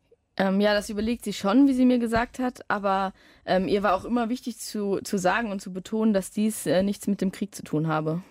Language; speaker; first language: German; native; German